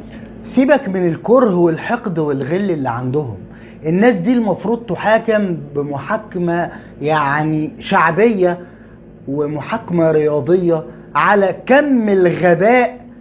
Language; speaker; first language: Arabic; native; Arabic